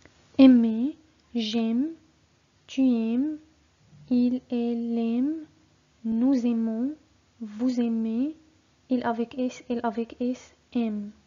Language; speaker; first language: French; non-native, fluent; Arabic